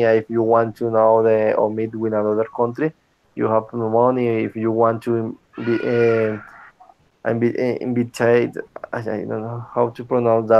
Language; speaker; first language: English; non-native, learner; Spanish